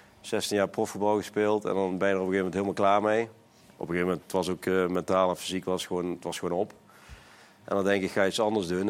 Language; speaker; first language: Dutch; native; Dutch